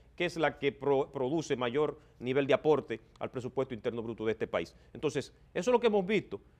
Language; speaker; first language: Spanish; native; Spanish